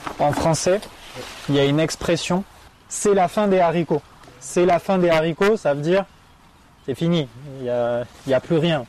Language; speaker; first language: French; native; French